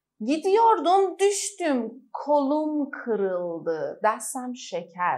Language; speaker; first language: Turkish; non-native, fluent; Persian